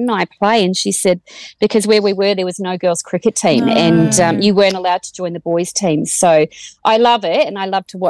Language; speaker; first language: English; native; English